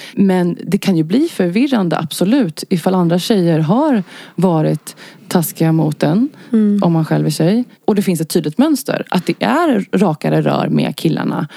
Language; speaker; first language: Swedish; native; Swedish